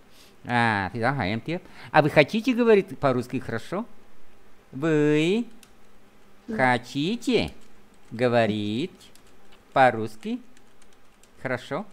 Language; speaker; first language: Russian; non-native, fluent; Vietnamese